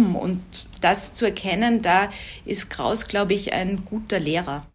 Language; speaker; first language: German; native; German